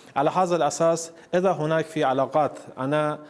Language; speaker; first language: Arabic; non-native, fluent; Persian